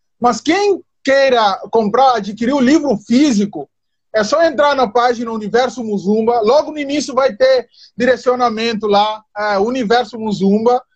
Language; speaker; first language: Portuguese; non-native, local second language; Upper Guinea Crioulo